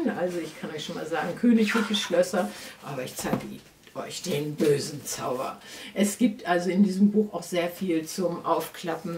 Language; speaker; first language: German; native; German